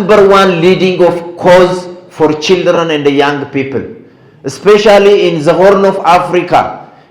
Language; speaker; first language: English; non-native, fluent; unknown